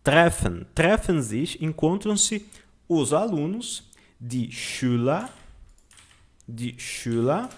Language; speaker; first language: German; non-native, fluent; Portuguese